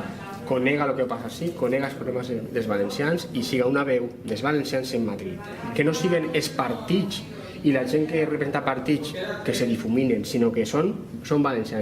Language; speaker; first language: Catalan; native; Catalan